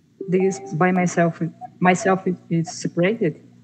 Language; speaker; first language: English; non-native, learner; Portuguese